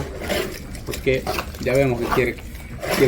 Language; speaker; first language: Spanish; native; Spanish